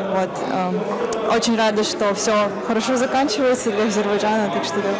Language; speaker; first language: Russian; non-native, fluent; Kyrgyz